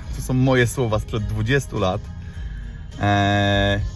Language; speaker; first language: Polish; native; Polish